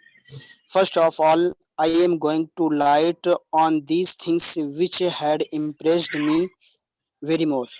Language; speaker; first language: English; non-native, learner; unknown